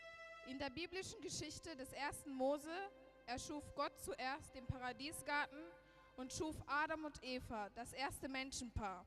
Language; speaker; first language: German; early bilingual, other home language; Tamil